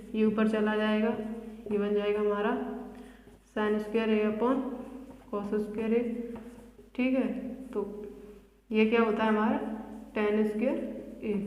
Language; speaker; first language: Hindi; native; Hindi